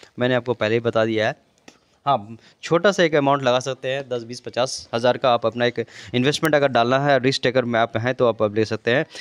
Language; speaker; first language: Hindi; native; Hindi